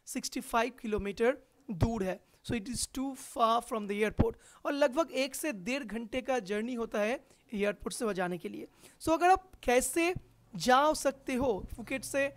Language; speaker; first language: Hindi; non-native, local second language; Bangla